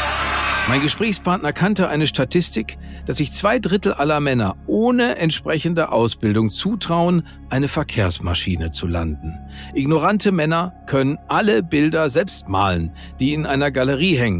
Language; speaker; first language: German; native; German